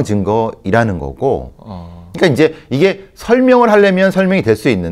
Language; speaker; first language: Korean; native; Korean